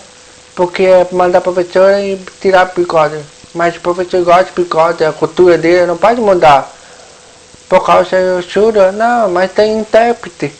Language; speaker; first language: Portuguese; non-native, local second language; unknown